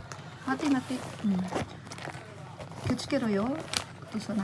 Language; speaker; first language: Japanese; non-native, fluent; Filipino